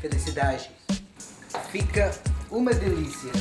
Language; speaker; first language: Portuguese; non-native, learner; English